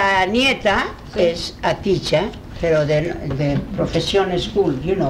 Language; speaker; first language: Spanish; early bilingual, heritage; Spanish